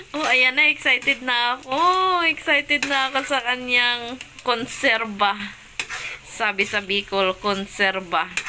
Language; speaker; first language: Filipino; non-native, local second language; Cebuano